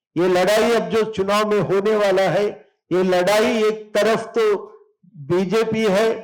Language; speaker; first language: Hindi; non-native, local second language; Telugu